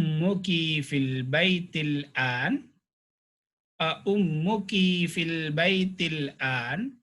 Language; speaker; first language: Arabic; non-native, fluent; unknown